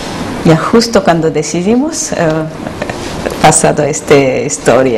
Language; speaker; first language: Spanish; non-native, learner; Korean